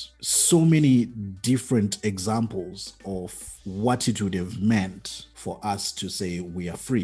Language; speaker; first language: English; non-native, local second language; Shona